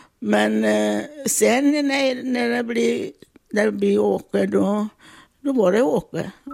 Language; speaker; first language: Swedish; non-native, fluent; Italian